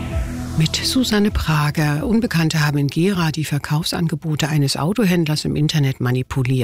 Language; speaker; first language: German; native; German